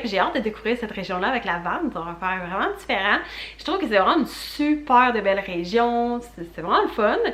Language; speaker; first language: French; native; French